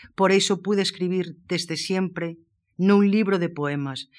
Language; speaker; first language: Spanish; native; Spanish